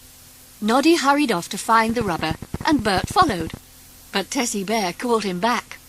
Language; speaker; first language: English; native; English